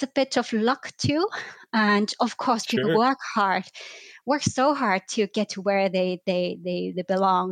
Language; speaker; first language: English; non-native, local second language; Cantonese